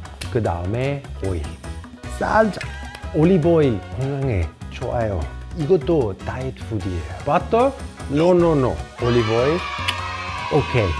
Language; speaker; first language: Korean; non-native, fluent; Italian